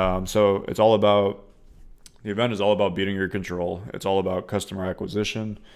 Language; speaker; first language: English; native; English